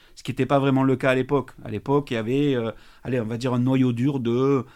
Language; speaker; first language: French; native; French